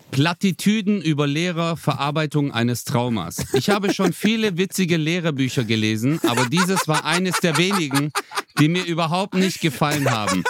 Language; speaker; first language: German; early bilingual, other home language; Turkish